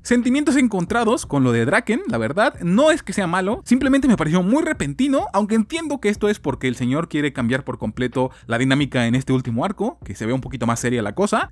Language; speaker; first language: Spanish; native; Spanish